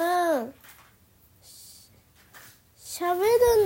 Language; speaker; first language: Korean; early bilingual, heritage; Japanese